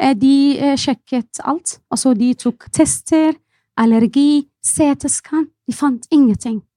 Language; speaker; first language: Norwegian; non-native, fluent; Arabic